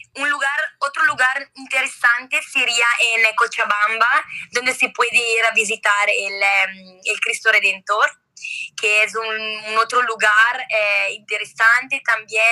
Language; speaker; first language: Spanish; non-native, learner; Italian